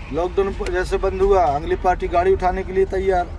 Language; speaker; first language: Hindi; native; Hindi